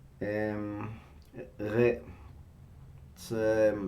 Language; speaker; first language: Ukrainian; non-native, learner; French